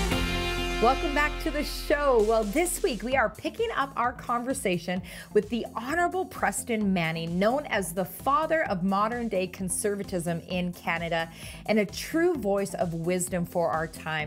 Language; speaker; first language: English; native; English